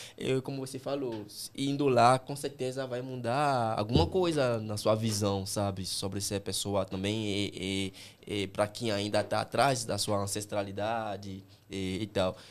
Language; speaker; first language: Portuguese; non-native, fluent; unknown